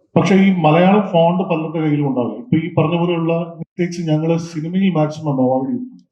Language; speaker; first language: Malayalam; native; Malayalam